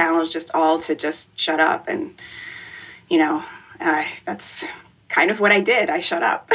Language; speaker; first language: English; native; English